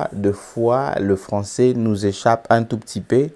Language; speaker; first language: French; non-native, local second language; Lingala